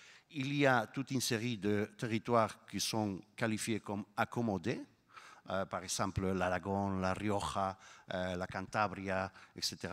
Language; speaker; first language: French; non-native, fluent; Spanish